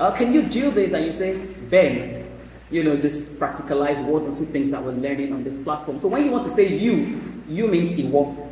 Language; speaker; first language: English; non-native, local second language; Yoruba